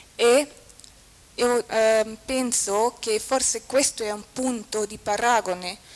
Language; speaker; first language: Italian; non-native, fluent; German